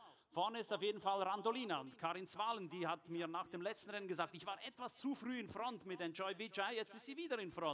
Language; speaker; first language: German; native; German